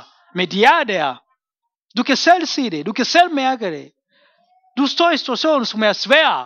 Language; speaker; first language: Danish; non-native, fluent; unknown